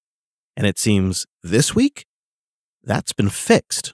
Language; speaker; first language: English; native; English